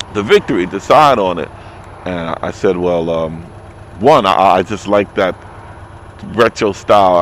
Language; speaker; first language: English; native; English